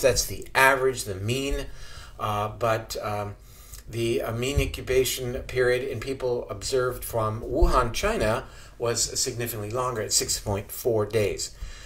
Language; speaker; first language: English; native; English